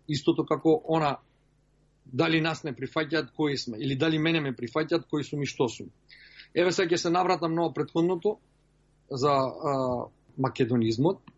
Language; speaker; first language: Macedonian; early bilingual, heritage; Macedonian